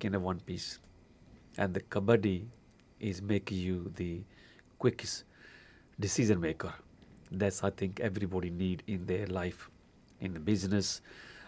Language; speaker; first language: English; non-native, local second language; Punjabi